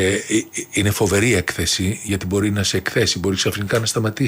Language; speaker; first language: Greek; native; Greek